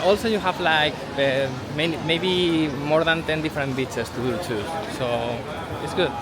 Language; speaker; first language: English; non-native, fluent; Spanish